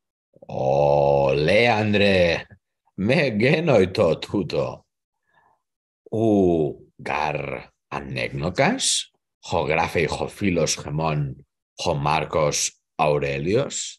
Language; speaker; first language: Greek; non-native, learner; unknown